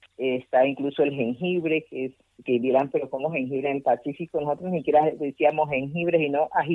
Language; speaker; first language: Spanish; native; Spanish